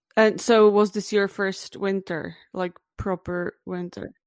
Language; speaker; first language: English; non-native, fluent; Czech